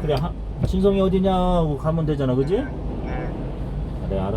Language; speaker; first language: Korean; native; Korean